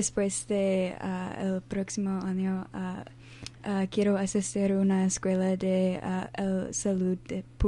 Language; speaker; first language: Spanish; non-native, learner; English